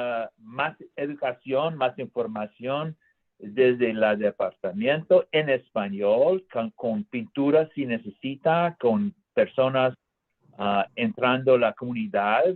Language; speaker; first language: Spanish; non-native, learner; English